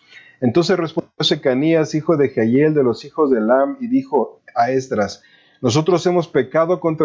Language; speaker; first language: Spanish; native; Spanish